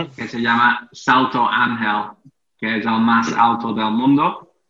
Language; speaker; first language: Spanish; non-native, fluent; English